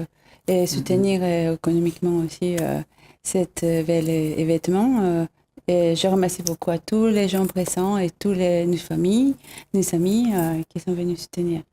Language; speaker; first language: French; non-native, fluent; Spanish